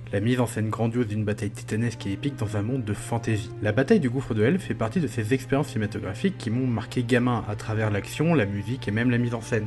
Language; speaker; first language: French; native; French